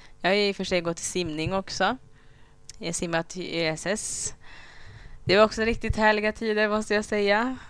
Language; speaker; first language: Swedish; early bilingual, other home language; Kinyarwanda